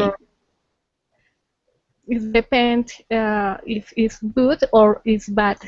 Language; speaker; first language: English; non-native, learner; Spanish